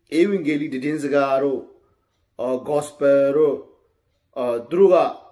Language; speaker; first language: Burmese; non-native, local second language; Kachin